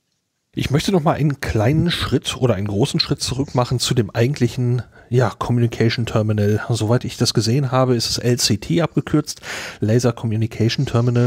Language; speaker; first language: German; native; German